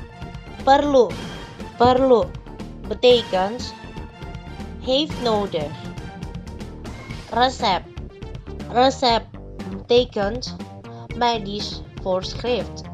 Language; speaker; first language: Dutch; non-native, fluent; Indonesian